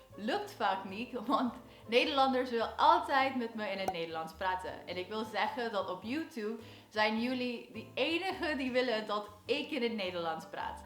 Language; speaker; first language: Dutch; non-native, learner; English